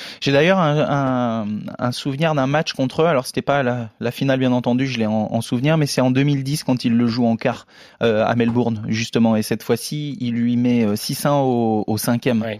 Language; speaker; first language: French; native; French